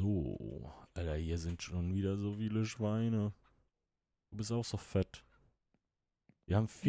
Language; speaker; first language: German; native; German